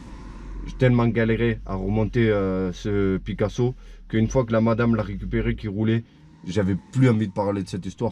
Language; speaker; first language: French; native; French